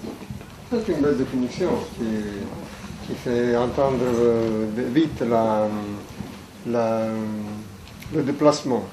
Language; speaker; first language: French; non-native, fluent; Italian